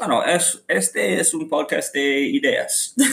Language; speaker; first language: Spanish; non-native, learner; English